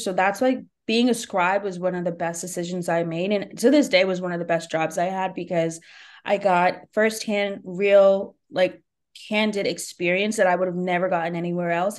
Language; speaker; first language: English; native; English